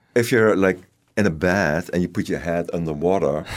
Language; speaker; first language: English; non-native, fluent; Dutch